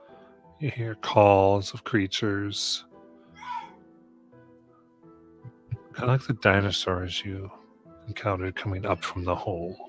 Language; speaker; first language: English; native; English